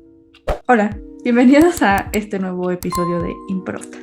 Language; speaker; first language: Spanish; native; Spanish